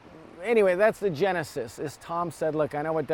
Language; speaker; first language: English; early bilingual, other home language; Serbian